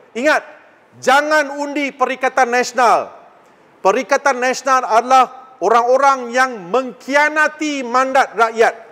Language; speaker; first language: Malay; non-native, local second language; Tamil